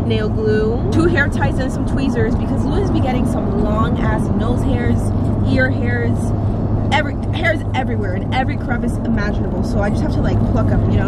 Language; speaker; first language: English; early bilingual, other home language; Spanish